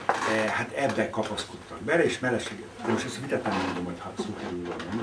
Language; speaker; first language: Hungarian; native; Hungarian